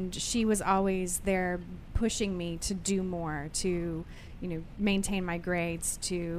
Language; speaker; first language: English; native; English